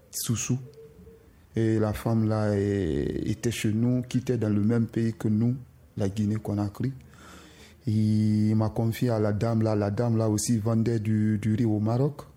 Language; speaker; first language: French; non-native, local second language; Susu